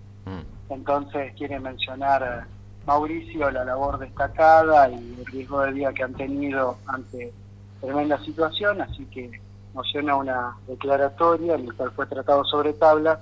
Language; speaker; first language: Spanish; native; Spanish